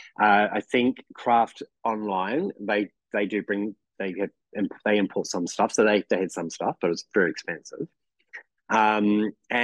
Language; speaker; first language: English; native; English